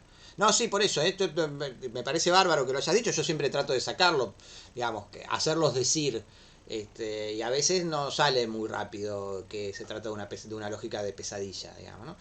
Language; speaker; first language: Spanish; native; Spanish